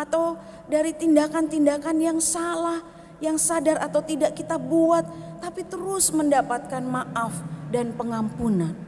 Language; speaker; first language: Indonesian; native; Indonesian